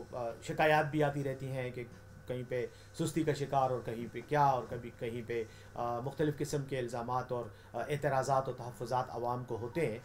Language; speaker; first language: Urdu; non-native, local second language; Pashto